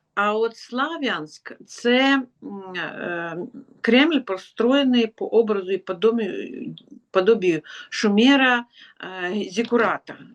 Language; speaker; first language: Ukrainian; non-native, local second language; Russian